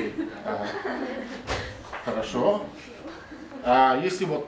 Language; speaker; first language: Russian; non-native, fluent; Mongolian